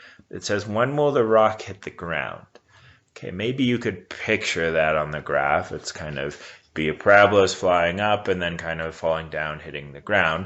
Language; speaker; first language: English; native; English